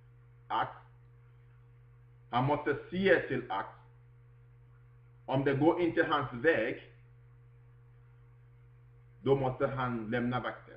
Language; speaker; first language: Swedish; non-native, fluent; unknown